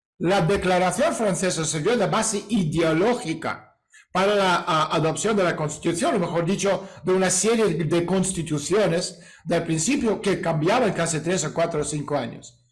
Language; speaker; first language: Spanish; non-native, fluent; Russian